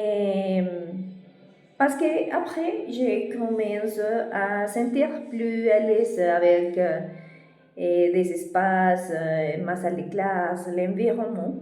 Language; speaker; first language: French; non-native, fluent; Spanish